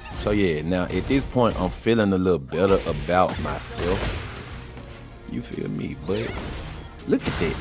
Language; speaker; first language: English; native; English